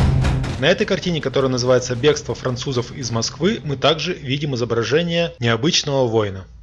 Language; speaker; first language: Russian; native; Russian